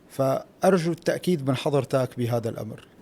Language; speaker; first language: Arabic; native; Arabic